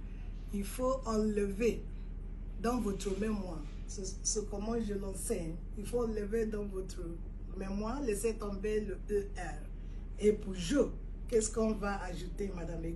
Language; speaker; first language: French; non-native, fluent; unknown